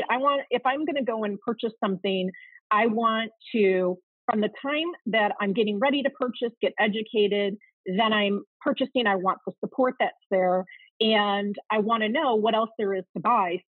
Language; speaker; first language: English; native; English